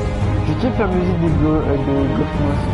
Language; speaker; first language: French; native; French